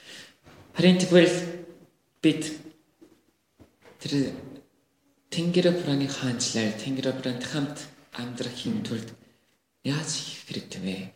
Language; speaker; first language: Mongolian; non-native, fluent; Korean